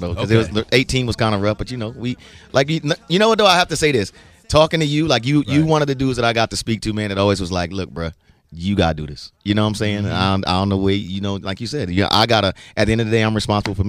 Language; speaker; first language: English; native; English